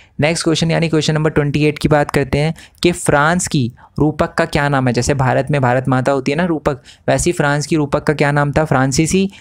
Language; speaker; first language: Hindi; native; Hindi